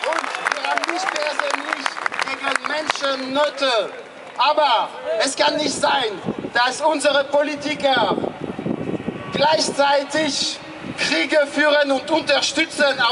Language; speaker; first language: German; non-native, fluent; French